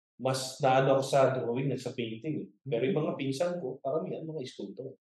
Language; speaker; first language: Filipino; native; Filipino